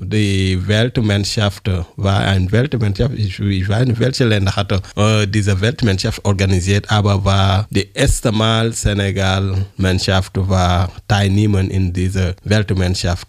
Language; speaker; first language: German; non-native, learner; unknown